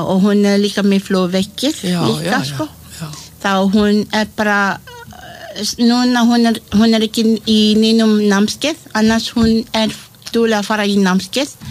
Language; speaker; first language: Icelandic; non-native, learner; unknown